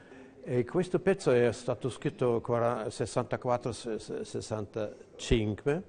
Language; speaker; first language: Italian; non-native, fluent; German